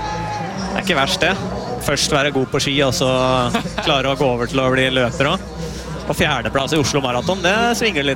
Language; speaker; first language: Norwegian; native; Norwegian